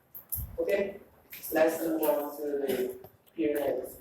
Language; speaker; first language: English; non-native, fluent; Vietnamese